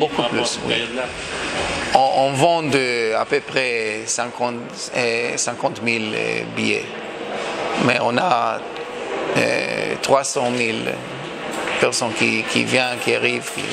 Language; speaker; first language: French; non-native, fluent; Hebrew